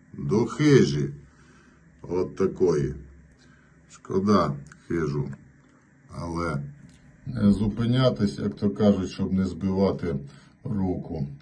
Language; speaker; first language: Ukrainian; native; Ukrainian